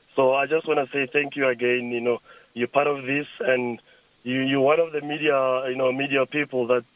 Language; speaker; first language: English; non-native, local second language; Tsonga